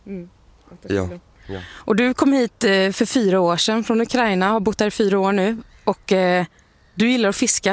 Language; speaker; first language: Swedish; native; Swedish